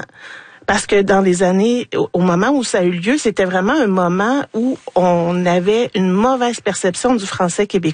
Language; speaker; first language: French; native; French